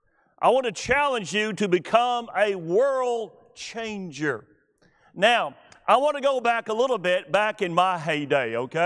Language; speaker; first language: English; native; English